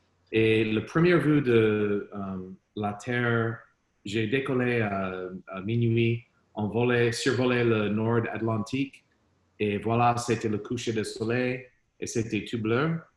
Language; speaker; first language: French; non-native, learner; English